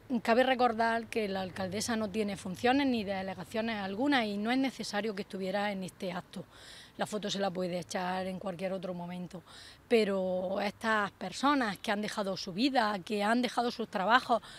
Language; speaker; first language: Spanish; native; Spanish